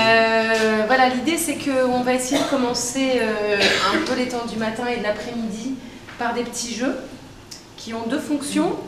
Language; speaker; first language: French; native; French